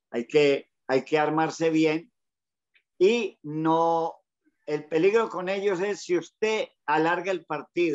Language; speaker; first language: Spanish; native; Spanish